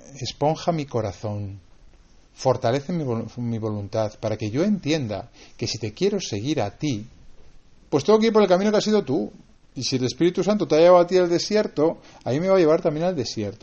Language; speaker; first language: Spanish; native; Spanish